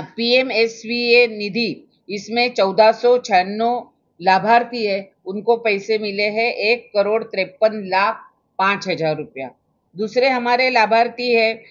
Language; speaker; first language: Hindi; non-native, local second language; Marathi